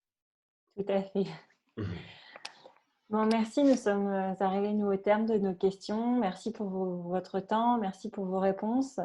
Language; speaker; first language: French; native; French